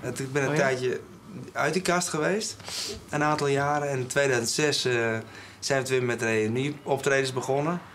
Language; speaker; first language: Dutch; non-native, local second language; Western Frisian